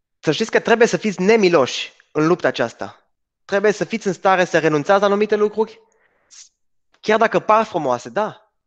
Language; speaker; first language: Romanian; native; Romanian